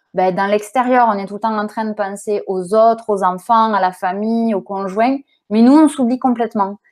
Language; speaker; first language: French; native; French